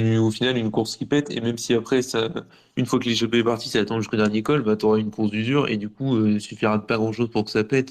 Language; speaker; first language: French; native; French